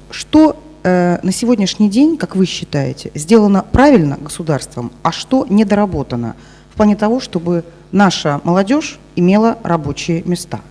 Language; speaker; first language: Russian; native; Russian